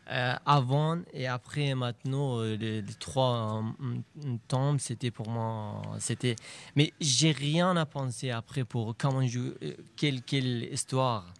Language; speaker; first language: French; non-native, learner; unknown